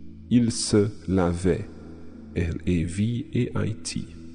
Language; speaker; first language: French; non-native, fluent; English